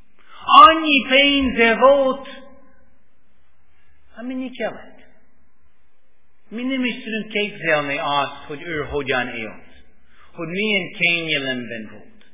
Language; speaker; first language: Hungarian; non-native, fluent; English